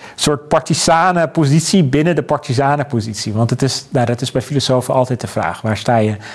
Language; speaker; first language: Dutch; native; Dutch